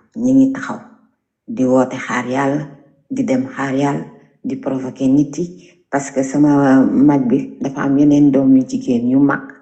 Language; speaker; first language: Wolof; native; Wolof